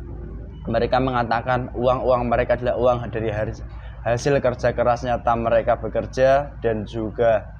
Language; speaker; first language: Indonesian; native; Indonesian